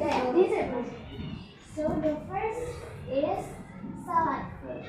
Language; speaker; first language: English; non-native, learner; Indonesian